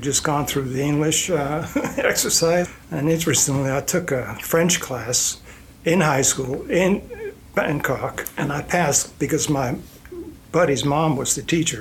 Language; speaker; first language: English; non-native, fluent; Icelandic